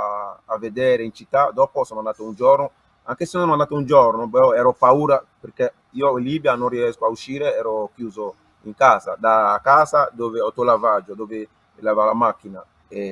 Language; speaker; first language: Italian; non-native, learner; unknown